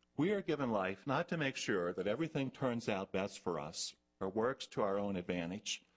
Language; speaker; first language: English; native; English